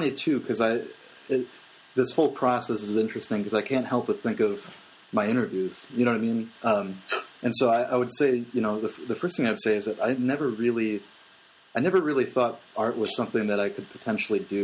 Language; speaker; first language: English; native; English